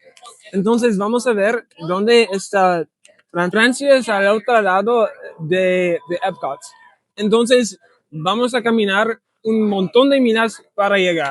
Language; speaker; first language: Spanish; non-native, learner; English